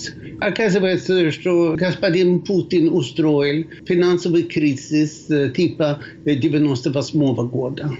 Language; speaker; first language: Russian; non-native, fluent; Swedish